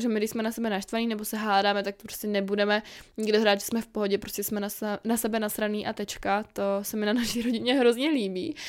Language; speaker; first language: Czech; native; Czech